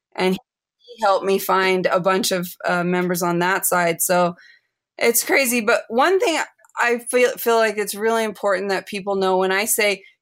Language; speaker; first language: English; native; English